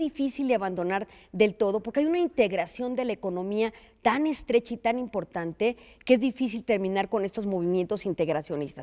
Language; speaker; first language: Spanish; native; Spanish